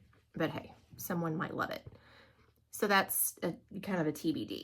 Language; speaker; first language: English; native; English